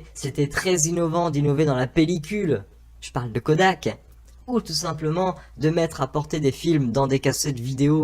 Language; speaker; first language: French; native; French